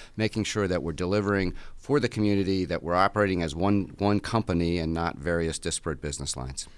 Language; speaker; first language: English; native; English